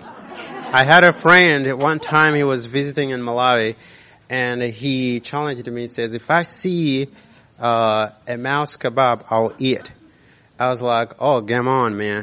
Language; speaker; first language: English; non-native, local second language; Nyanja